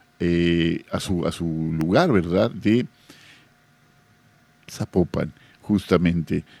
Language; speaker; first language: Spanish; native; Spanish